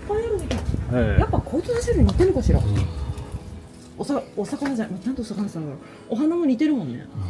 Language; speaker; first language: Japanese; native; Japanese